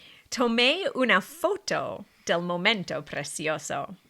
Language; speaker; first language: Spanish; non-native, fluent; English